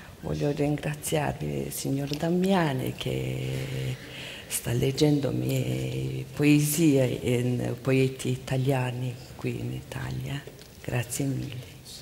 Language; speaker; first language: Italian; non-native, learner; Mongolian